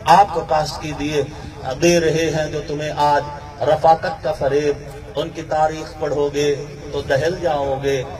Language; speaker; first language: Urdu; non-native, local second language; Punjabi